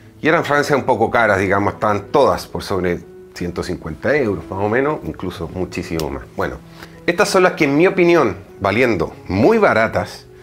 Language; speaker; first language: Spanish; native; Spanish